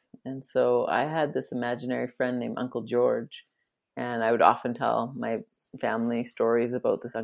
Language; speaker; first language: English; native; English